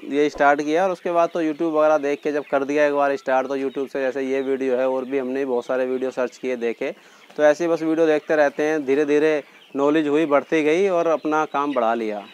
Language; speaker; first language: Hindi; native; Hindi